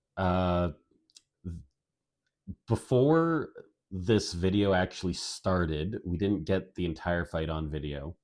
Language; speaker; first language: English; native; English